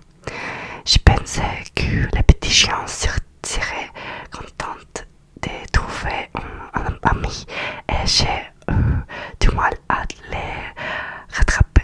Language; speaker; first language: French; non-native, learner; Russian